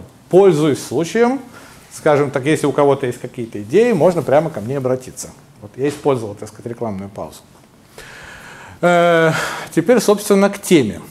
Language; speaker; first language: Russian; native; Russian